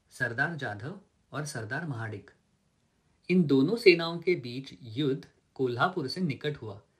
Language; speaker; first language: Hindi; non-native, local second language; Marathi